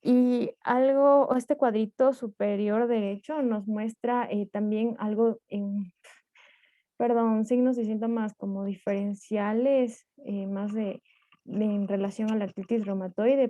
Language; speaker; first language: Spanish; native; Spanish